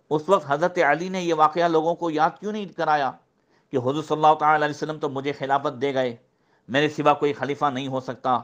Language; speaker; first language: Hindi; native; Hindi